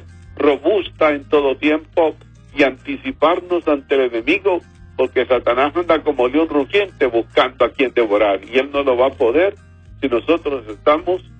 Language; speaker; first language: Spanish; native; Spanish